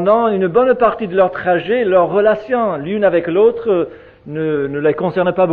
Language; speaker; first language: French; native; French